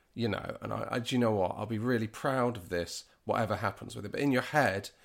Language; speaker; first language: English; native; English